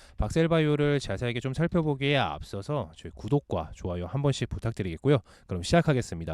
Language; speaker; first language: Korean; native; Korean